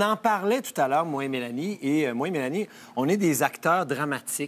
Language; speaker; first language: French; native; French